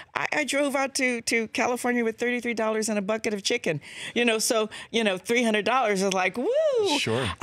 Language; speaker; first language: English; native; English